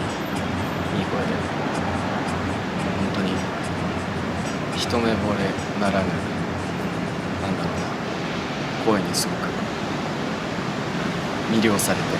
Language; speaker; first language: Japanese; native; Japanese